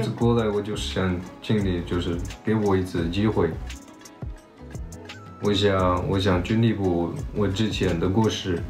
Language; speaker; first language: Chinese; early bilingual, heritage; Chinese